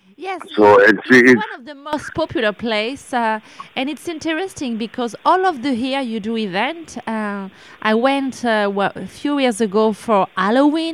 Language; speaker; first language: English; non-native, learner; French